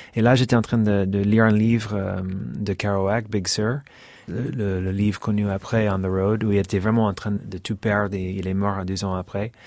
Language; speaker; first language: French; non-native, fluent; English